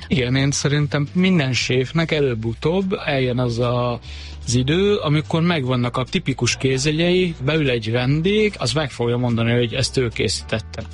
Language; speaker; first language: Hungarian; native; Hungarian